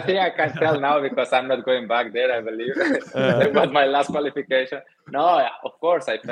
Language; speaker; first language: English; non-native, fluent; Spanish